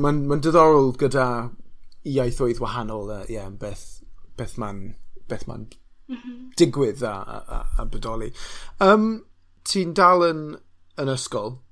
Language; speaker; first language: Welsh; non-native, local second language; English